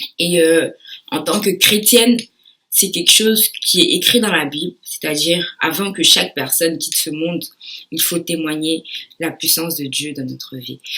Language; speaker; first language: French; early bilingual, other home language; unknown